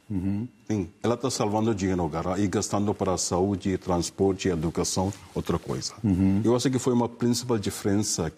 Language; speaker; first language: Portuguese; non-native, fluent; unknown